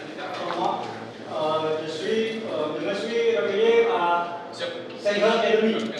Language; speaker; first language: French; non-native, learner; Indonesian